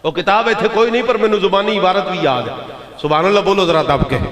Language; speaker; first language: Urdu; non-native, local second language; Punjabi